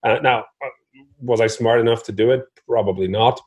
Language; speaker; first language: English; non-native, fluent; Norwegian